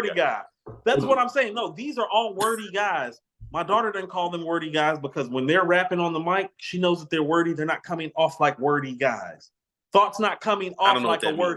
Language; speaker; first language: English; native; English